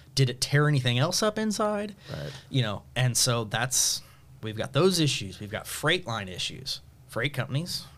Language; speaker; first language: English; native; English